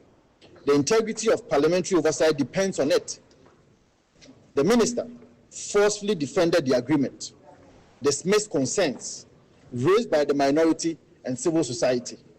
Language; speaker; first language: English; native; English